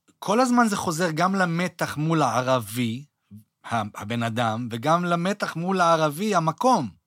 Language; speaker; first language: Hebrew; native; Hebrew